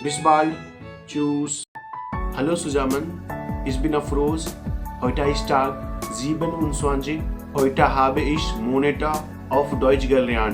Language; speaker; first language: German; non-native, learner; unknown